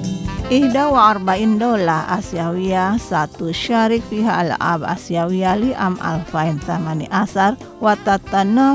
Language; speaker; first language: Arabic; non-native, fluent; Indonesian